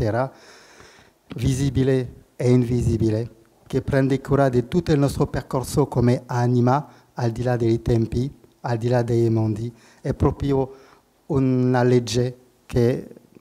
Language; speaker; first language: Italian; non-native, fluent; French